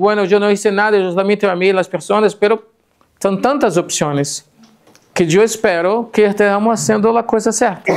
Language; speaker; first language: Spanish; non-native, fluent; Portuguese